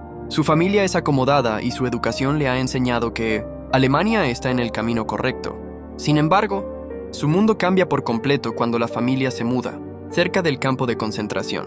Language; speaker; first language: Spanish; native; Spanish